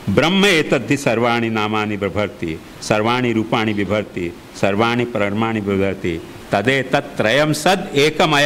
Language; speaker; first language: Hindi; native; Hindi